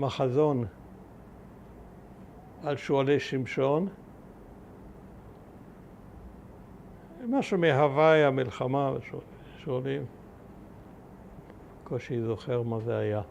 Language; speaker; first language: Hebrew; early bilingual, other home language; German